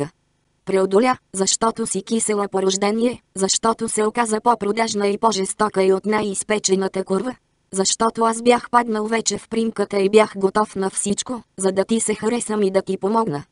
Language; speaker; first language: Bulgarian; native; Bulgarian